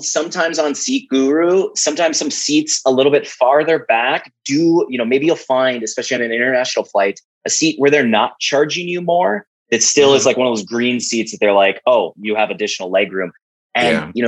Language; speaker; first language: English; native; English